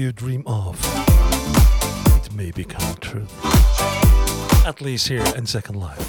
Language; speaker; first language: English; non-native, fluent; Swiss German